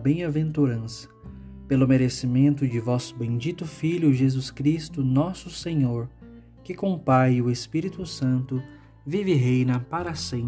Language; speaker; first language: Portuguese; native; Portuguese